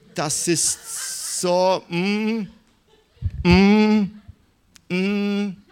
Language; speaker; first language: German; non-native, fluent; Russian